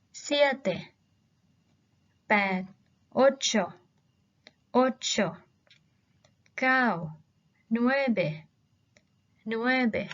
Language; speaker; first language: Spanish; non-native, fluent; Thai